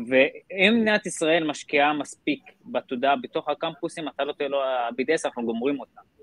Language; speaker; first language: Hebrew; non-native, local second language; Arabic